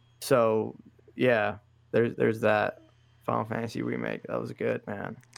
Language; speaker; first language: English; early bilingual, other home language; Arabic